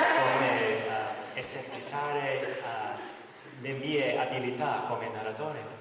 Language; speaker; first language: Italian; non-native, learner; English